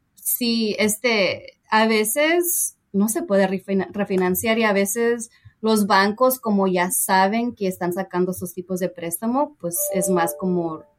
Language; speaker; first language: Spanish; early bilingual, heritage; Spanish